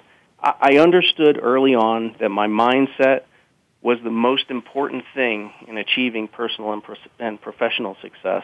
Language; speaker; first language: English; native; English